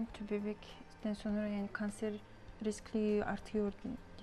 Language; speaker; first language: Turkish; non-native, fluent; Kyrgyz